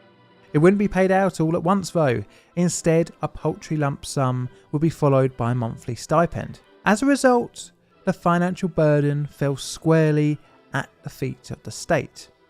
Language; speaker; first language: English; native; English